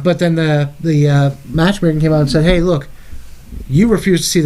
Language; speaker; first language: English; native; English